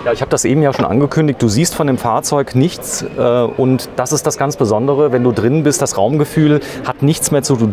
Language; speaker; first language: German; native; German